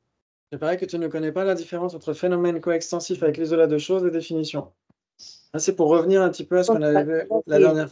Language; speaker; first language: French; native; French